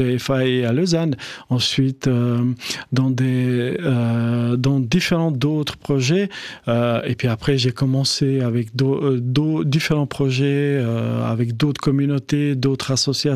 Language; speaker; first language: French; non-native, fluent; Albanian